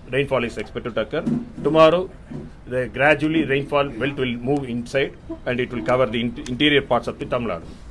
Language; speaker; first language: English; non-native, local second language; Tamil